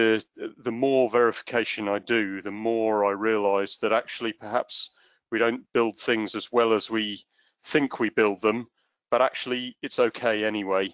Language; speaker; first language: English; native; English